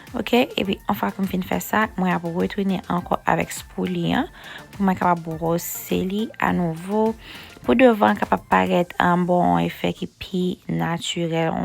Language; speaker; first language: French; non-native, learner; Haitian Creole